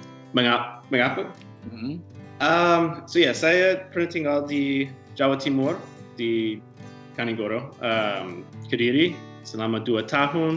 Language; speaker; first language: Indonesian; non-native, learner; English